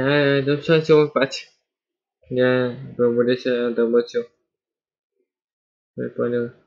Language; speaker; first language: Spanish; non-native, learner; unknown